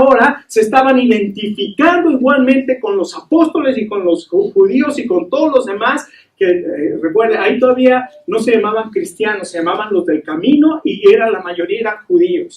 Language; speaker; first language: Spanish; native; Spanish